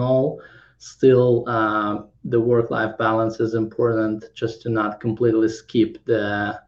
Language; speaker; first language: English; non-native, fluent; Kazakh